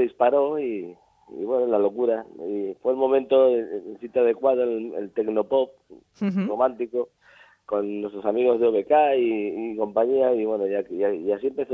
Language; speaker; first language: Spanish; native; Spanish